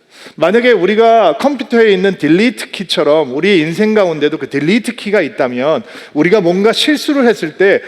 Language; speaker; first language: Korean; native; Korean